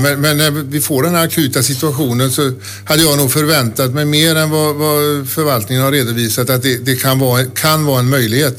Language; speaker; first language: Swedish; native; Swedish